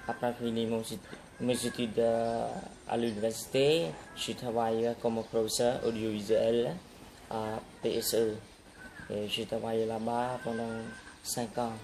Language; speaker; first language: French; non-native, learner; Khmer